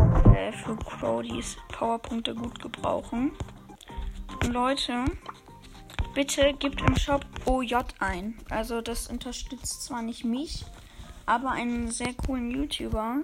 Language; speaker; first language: German; native; German